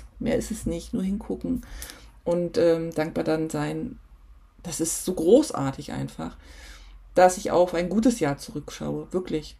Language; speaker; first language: German; native; German